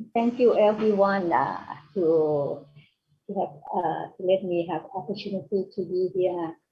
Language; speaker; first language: English; non-native, fluent; Thai